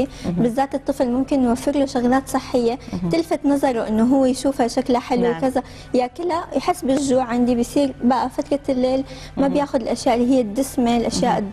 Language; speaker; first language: Arabic; native; Arabic